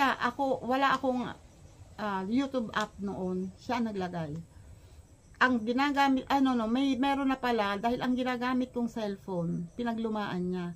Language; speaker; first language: Filipino; native; Filipino